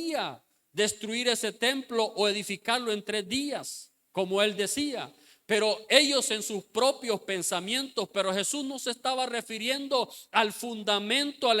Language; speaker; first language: Spanish; native; Spanish